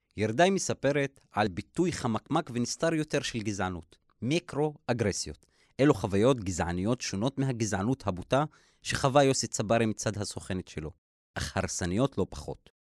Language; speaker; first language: Hebrew; non-native, local second language; Arabic